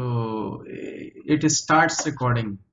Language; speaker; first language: English; native; English